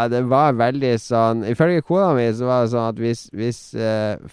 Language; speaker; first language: Norwegian; native; Norwegian